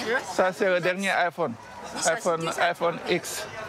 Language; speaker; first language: French; non-native, local second language; Wolof